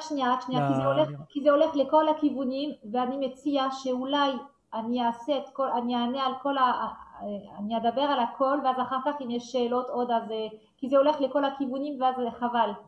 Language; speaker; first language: Hebrew; non-native, fluent; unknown